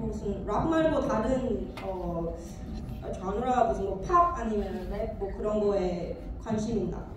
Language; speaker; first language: Korean; early bilingual, heritage; English